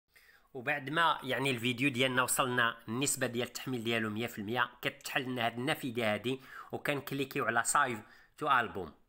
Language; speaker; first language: Arabic; native; Arabic